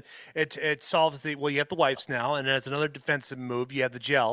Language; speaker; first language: English; native; English